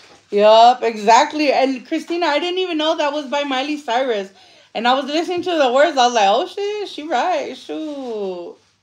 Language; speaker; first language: English; early bilingual, other home language; Spanish